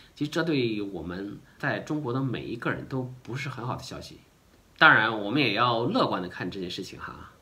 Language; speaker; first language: Chinese; native; Chinese